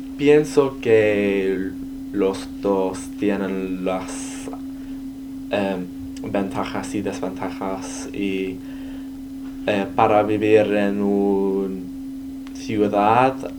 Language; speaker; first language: Spanish; non-native, learner; English